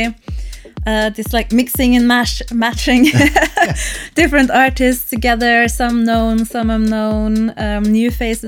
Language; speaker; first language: English; non-native, fluent; Norwegian